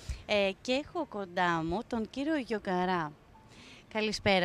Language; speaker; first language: Greek; native; Greek